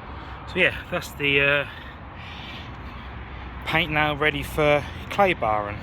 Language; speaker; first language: English; native; English